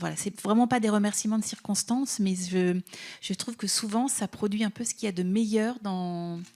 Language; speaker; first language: French; native; French